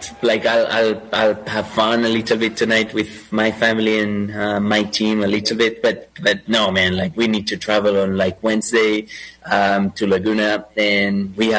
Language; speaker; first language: English; non-native, fluent; Spanish